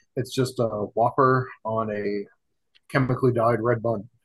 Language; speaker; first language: English; native; English